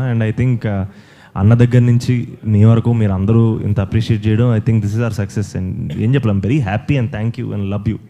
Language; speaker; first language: Telugu; native; Telugu